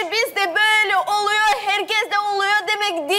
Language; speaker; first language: Turkish; non-native, learner; Russian